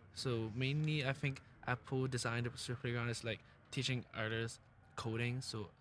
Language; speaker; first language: English; non-native, local second language; Cantonese